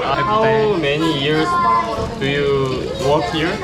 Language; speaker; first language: English; non-native, learner; Korean